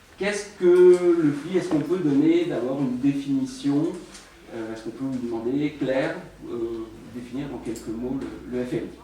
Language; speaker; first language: French; native; French